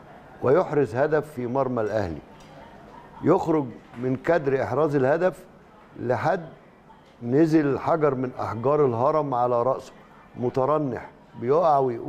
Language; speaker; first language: Arabic; native; Arabic